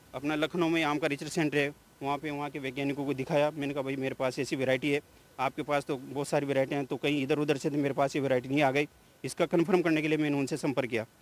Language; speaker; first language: Hindi; native; Hindi